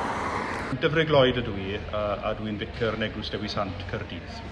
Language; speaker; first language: Welsh; native; Welsh